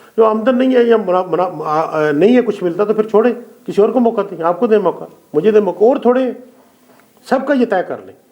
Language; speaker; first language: Urdu; non-native, local second language; Punjabi